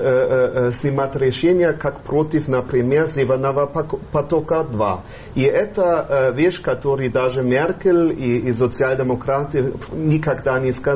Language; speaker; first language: Russian; non-native, fluent; German